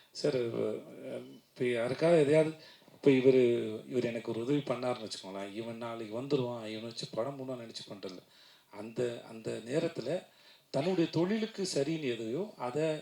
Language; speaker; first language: Tamil; native; Tamil